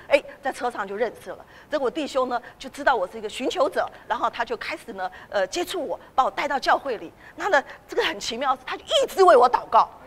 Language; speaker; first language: Chinese; native; Chinese